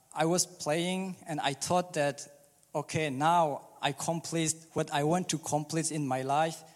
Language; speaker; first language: English; early bilingual, other home language; Burmese